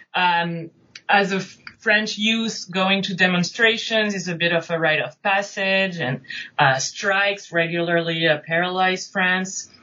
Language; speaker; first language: English; non-native, fluent; French